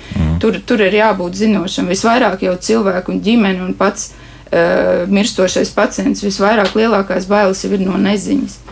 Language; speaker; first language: Latvian; native; Latvian